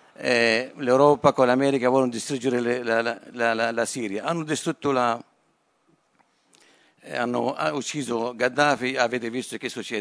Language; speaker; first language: Italian; non-native, fluent; Arabic